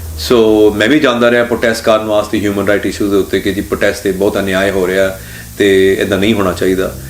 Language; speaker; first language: Punjabi; early bilingual, heritage; Punjabi